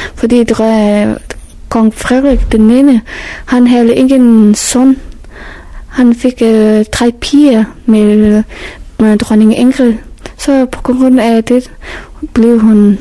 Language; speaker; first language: Danish; non-native, fluent; Persian